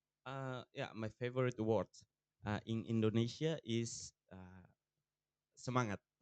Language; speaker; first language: English; non-native, learner; Tetum